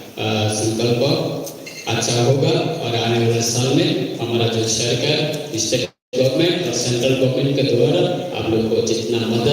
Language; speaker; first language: Hindi; non-native, local second language; Kok Borok